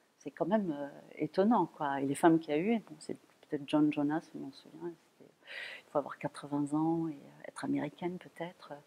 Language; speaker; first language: French; non-native, fluent; German